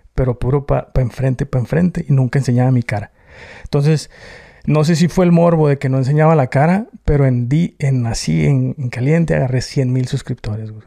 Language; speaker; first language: Spanish; native; Spanish